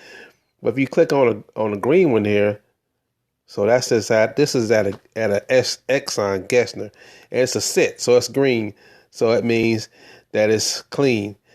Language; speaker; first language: English; native; English